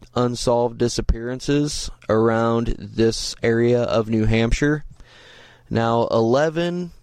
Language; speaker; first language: English; native; English